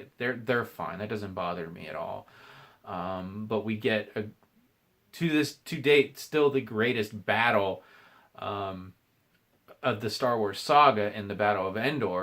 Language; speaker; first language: English; native; English